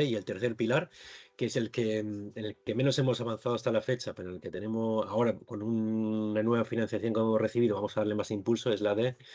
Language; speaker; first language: Spanish; native; Spanish